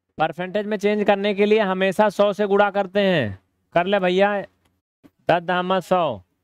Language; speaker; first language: Hindi; native; Hindi